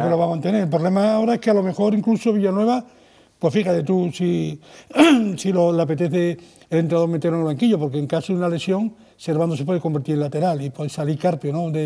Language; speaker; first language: Spanish; native; Spanish